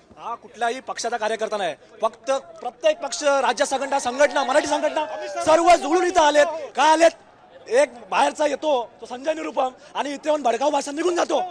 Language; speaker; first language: Marathi; native; Marathi